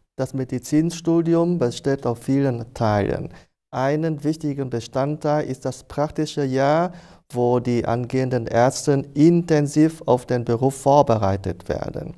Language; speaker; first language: German; non-native, fluent; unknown